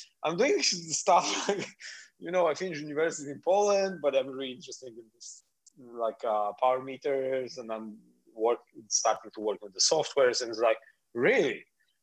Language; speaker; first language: English; non-native, fluent; Polish